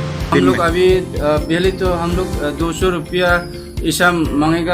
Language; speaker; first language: Hindi; non-native, local second language; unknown